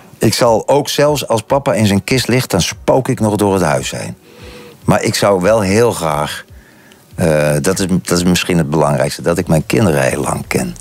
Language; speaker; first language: Dutch; native; Dutch